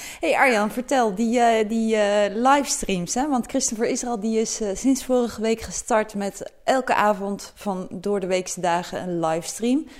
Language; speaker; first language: Dutch; native; Dutch